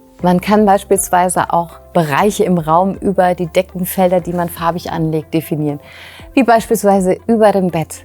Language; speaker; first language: German; native; German